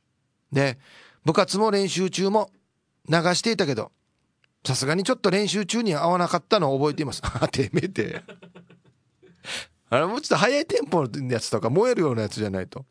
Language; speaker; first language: Japanese; native; Japanese